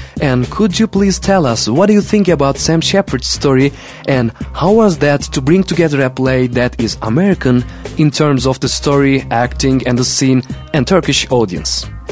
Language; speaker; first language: English; non-native, fluent; Turkish